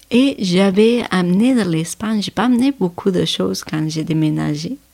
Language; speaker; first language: French; non-native, fluent; Spanish